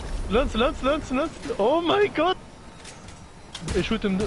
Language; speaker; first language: English; non-native, learner; German